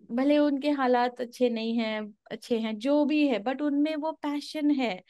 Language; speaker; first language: Hindi; non-native, local second language; Marathi